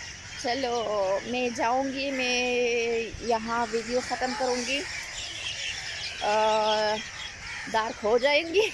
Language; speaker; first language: Hindi; non-native, learner; Arabic